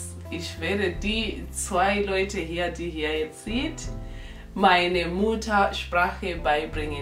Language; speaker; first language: German; non-native, local second language; North Ndebele